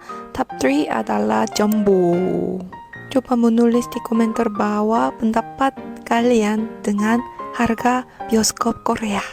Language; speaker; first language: Indonesian; non-native, fluent; Korean